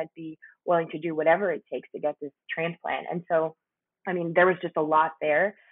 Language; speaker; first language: English; early bilingual, other home language; Spanish